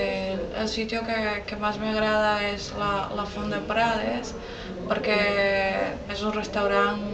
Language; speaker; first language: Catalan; non-native, learner; Spanish